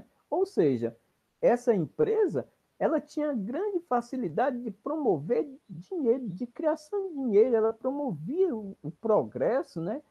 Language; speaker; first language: Portuguese; native; Portuguese